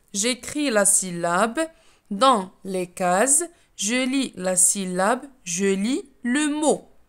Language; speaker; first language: French; non-native, local second language; Arabic